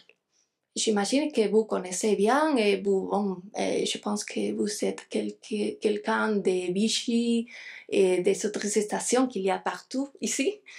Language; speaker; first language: French; non-native, fluent; Spanish